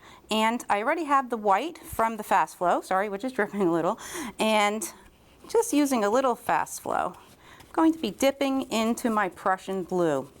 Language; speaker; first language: English; native; English